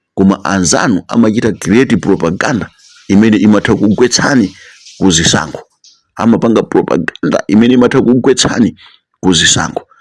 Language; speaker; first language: Nyanja; native; Nyanja